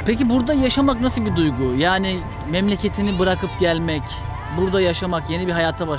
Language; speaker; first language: Turkish; native; Turkish